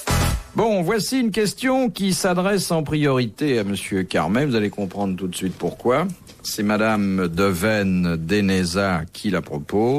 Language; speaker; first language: French; native; French